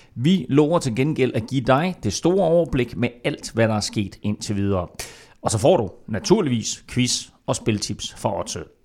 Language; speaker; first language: Danish; native; Danish